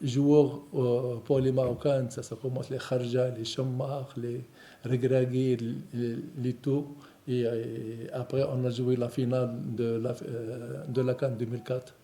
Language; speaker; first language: French; non-native, local second language; Arabic